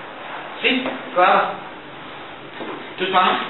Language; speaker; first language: Spanish; non-native, learner; English